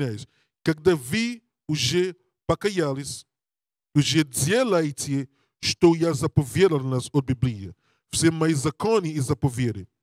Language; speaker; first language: Russian; non-native, learner; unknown